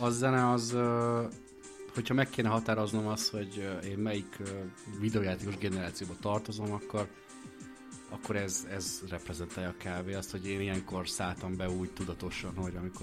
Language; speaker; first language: Hungarian; native; Hungarian